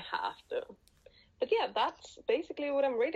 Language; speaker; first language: English; non-native, fluent; Catalan